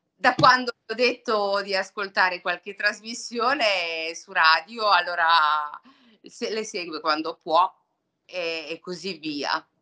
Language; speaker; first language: Italian; non-native, fluent; Serbian